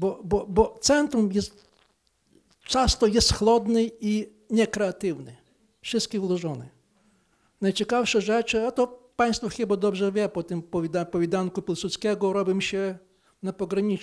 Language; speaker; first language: Polish; non-native, fluent; Ukrainian